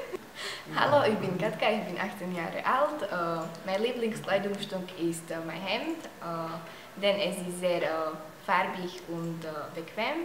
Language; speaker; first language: German; non-native, learner; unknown